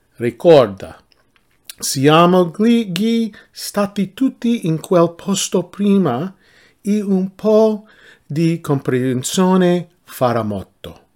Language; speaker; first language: Italian; non-native, learner; English